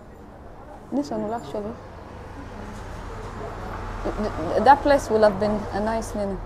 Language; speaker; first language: English; non-native, fluent; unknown